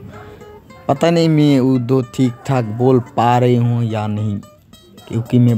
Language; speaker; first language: Hindi; non-native, learner; Bangla